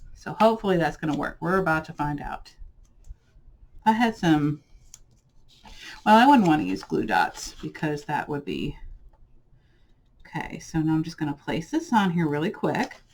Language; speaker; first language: English; native; English